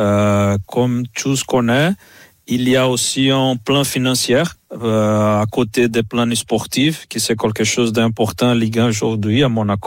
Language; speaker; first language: French; non-native, fluent; Portuguese